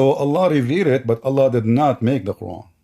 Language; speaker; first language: English; non-native, fluent; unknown